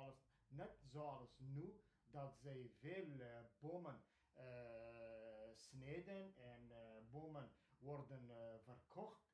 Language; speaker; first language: Dutch; non-native, fluent; Kurdish